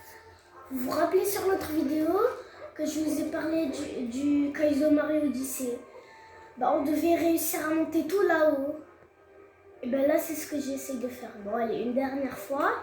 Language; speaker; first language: French; native; French